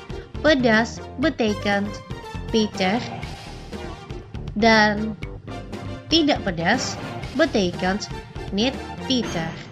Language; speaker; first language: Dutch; non-native, fluent; Indonesian